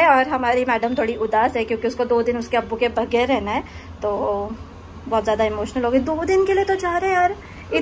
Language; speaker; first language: Hindi; native; Hindi